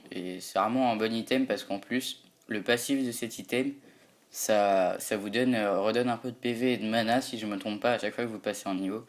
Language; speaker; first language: French; native; French